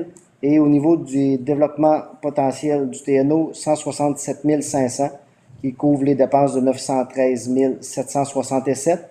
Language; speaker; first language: French; native; French